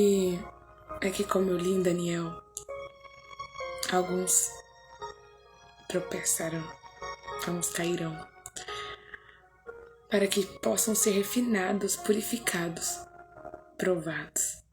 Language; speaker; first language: Portuguese; native; Portuguese